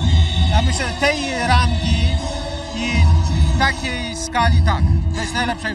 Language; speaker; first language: Polish; native; Polish